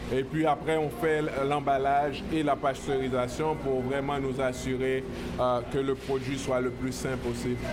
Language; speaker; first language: French; native; French